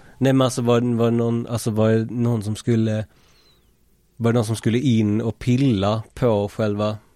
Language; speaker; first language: Swedish; native; Swedish